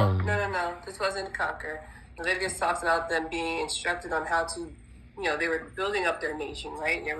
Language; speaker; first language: English; native; English